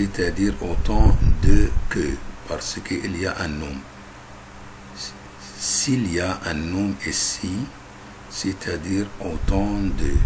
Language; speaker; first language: French; non-native, fluent; Arabic